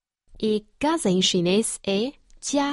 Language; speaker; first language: Portuguese; non-native, fluent; Chinese